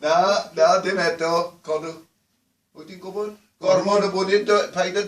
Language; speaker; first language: Welsh; non-native, fluent; English